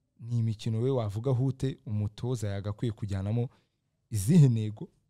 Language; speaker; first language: Kinyarwanda; native; Kinyarwanda